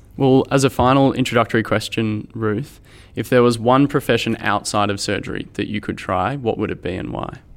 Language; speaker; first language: English; native; English